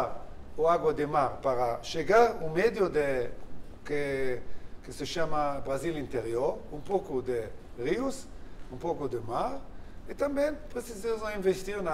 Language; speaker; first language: Portuguese; non-native, learner; Hebrew